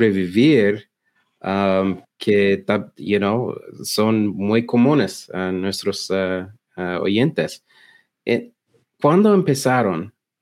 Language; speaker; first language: Spanish; non-native, learner; English